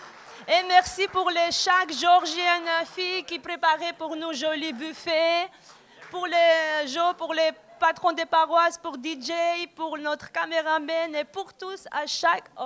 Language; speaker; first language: French; non-native, learner; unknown